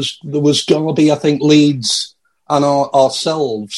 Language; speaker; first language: English; native; English